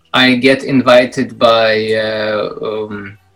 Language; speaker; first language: English; non-native, fluent; Belarusian